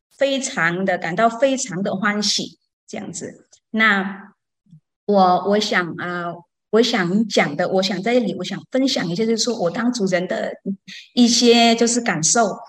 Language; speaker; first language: Chinese; non-native, learner; Vietnamese